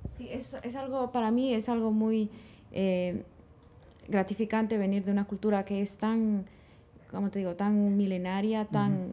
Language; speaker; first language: Spanish; early bilingual, heritage; Spanish